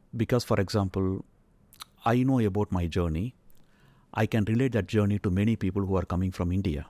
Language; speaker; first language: English; non-native, local second language; Tamil